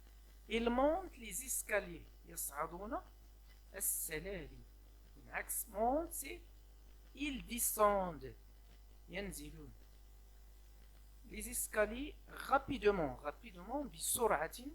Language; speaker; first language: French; non-native, local second language; Arabic